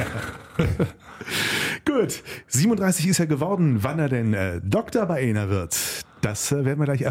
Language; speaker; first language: German; native; German